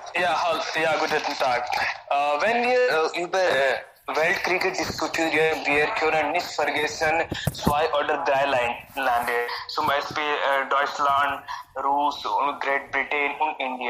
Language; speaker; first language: German; non-native, learner; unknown